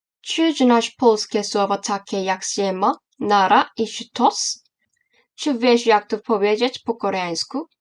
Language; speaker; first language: Polish; non-native, learner; Korean